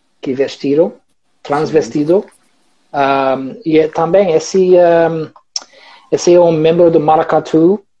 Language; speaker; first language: Portuguese; non-native, learner; English